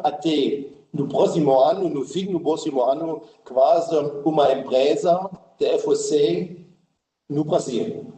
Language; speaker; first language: Portuguese; non-native, learner; German